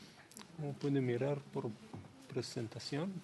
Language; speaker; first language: Spanish; non-native, learner; Hebrew